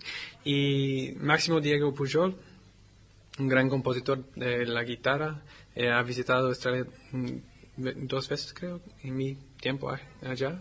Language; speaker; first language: Spanish; non-native, learner; English